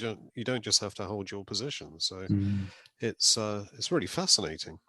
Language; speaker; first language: English; native; English